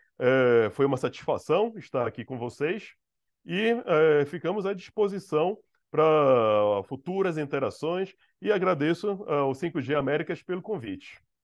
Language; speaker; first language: Portuguese; native; Portuguese